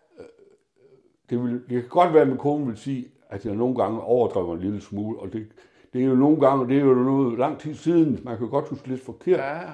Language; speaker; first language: Danish; native; Danish